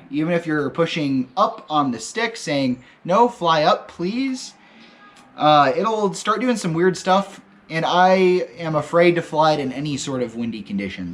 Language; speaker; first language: English; native; English